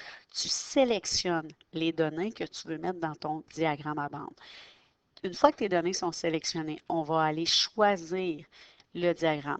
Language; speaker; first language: French; native; French